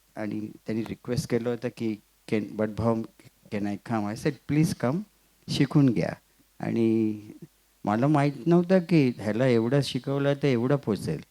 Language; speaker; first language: Marathi; non-native, local second language; Gujarati